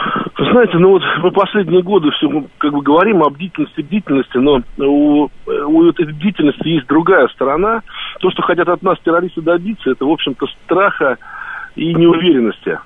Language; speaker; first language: Russian; native; Russian